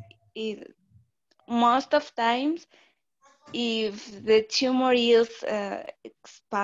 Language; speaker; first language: English; non-native, learner; Spanish